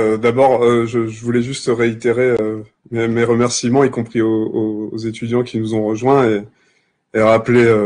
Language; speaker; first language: French; native; French